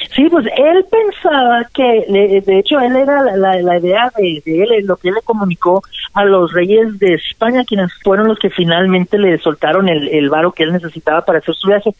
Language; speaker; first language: Spanish; native; Spanish